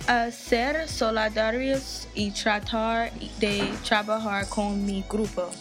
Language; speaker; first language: Spanish; non-native, learner; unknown